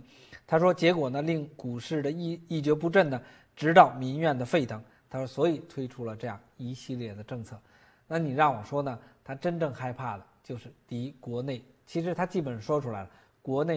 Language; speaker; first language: Chinese; native; Chinese